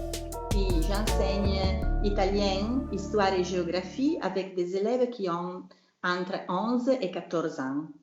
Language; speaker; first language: French; non-native, learner; Italian